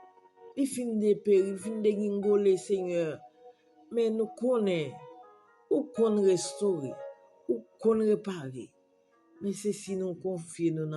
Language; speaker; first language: French; non-native, local second language; Haitian Creole